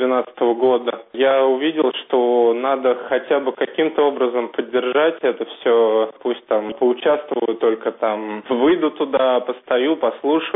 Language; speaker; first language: Russian; native; Russian